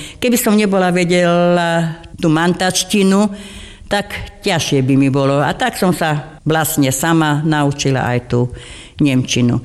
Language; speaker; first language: Slovak; non-native, local second language; German